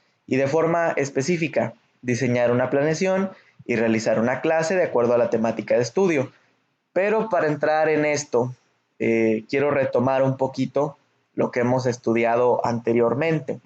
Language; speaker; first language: Spanish; native; Spanish